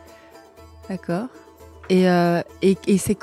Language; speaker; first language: French; native; French